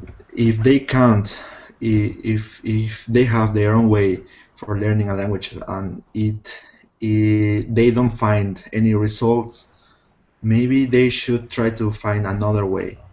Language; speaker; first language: English; non-native, fluent; Spanish